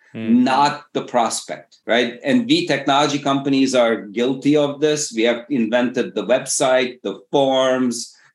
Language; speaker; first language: English; non-native, fluent; Turkish